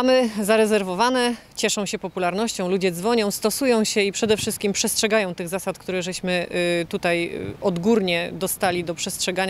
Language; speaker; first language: Polish; native; Polish